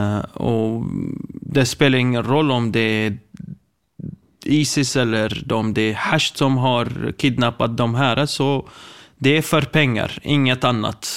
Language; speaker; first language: Swedish; non-native, fluent; Kurdish